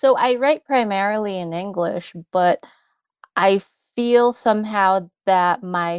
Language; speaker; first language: English; non-native, local second language; Filipino